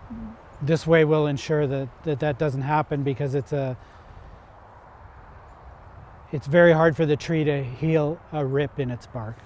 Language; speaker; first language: English; native; English